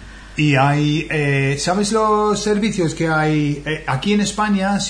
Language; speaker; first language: Spanish; non-native, fluent; English